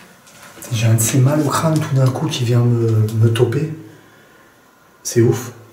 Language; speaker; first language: French; native; French